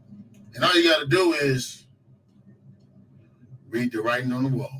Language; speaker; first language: English; native; English